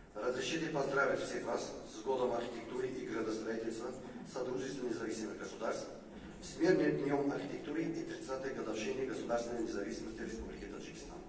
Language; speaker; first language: Russian; non-native, local second language; Tajik